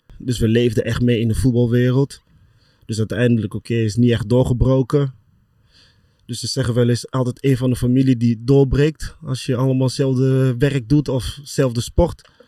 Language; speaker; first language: Dutch; early bilingual, other home language; Lingala